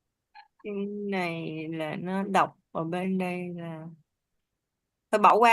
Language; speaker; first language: Vietnamese; native; Vietnamese